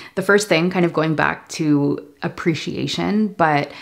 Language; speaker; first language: English; native; English